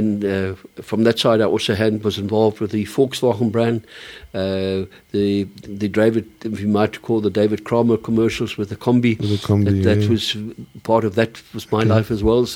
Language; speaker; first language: English; early bilingual, other home language; German